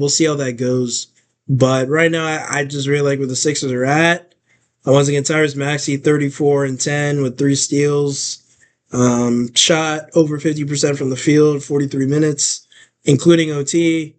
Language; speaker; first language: English; native; English